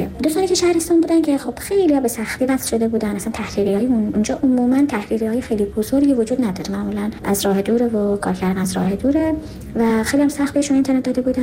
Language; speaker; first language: Persian; non-native, local second language; Kurdish